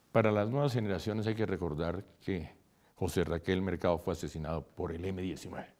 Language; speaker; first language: Spanish; native; Spanish